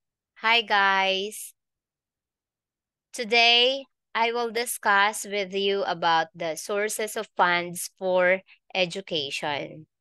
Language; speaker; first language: English; non-native, local second language; Filipino